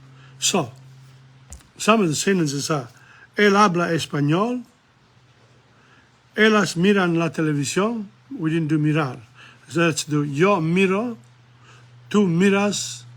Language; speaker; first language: Spanish; non-native, learner; English